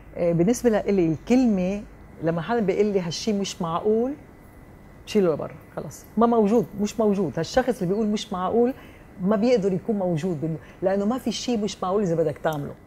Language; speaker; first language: Arabic; early bilingual, heritage; Arabic